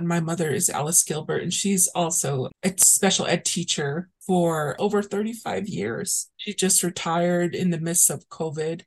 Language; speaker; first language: English; early bilingual, other home language; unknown